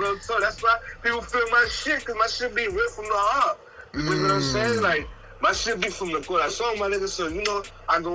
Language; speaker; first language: English; early bilingual, other home language; Spanish